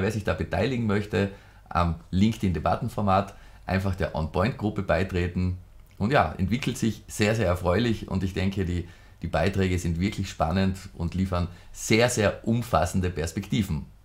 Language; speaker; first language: German; native; German